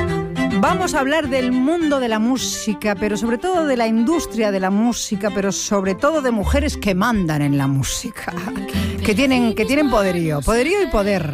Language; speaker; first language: Spanish; native; Spanish